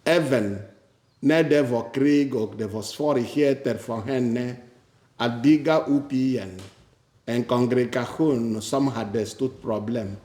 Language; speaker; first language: Swedish; non-native, fluent; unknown